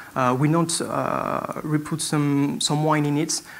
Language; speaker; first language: English; non-native, fluent; French